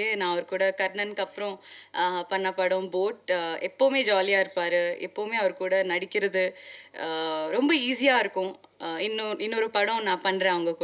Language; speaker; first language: Tamil; non-native, local second language; Malayalam